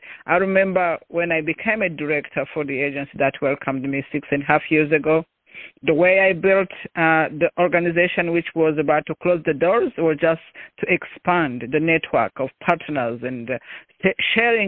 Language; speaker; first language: English; non-native, local second language; Kinyarwanda